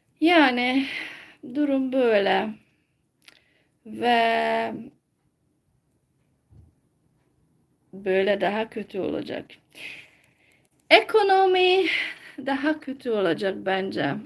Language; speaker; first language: Turkish; non-native, fluent; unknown